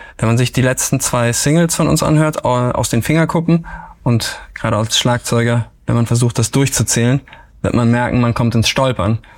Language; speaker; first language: German; native; German